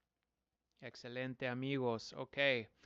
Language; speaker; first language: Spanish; non-native, fluent; English